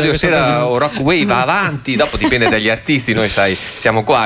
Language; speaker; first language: Italian; native; Italian